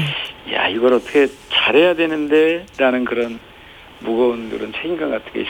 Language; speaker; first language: Korean; native; Korean